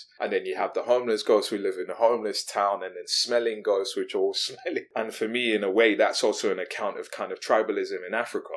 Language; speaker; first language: English; non-native, local second language; Yoruba